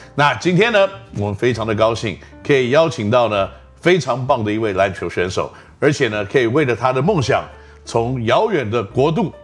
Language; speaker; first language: Chinese; native; Chinese